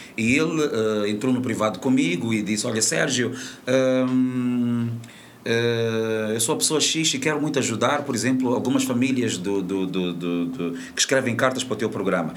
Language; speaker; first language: Portuguese; native; Portuguese